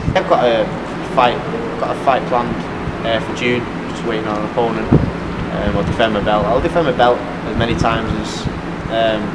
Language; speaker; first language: English; native; English